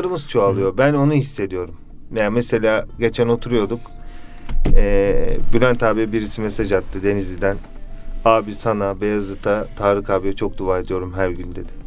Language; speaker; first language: Turkish; native; Turkish